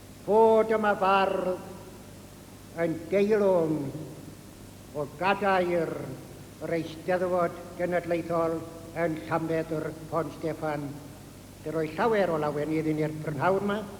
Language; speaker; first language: Welsh; native; Welsh